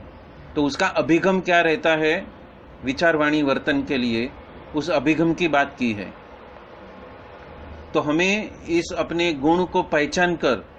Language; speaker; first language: Hindi; non-native, local second language; Gujarati